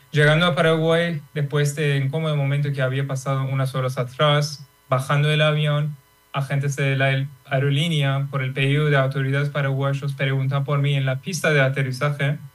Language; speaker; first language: Spanish; non-native, fluent; Persian